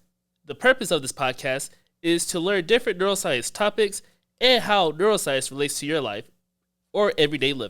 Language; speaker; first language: English; native; English